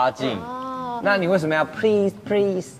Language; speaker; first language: Chinese; native; Chinese